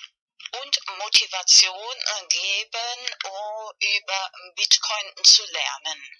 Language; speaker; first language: German; non-native, learner; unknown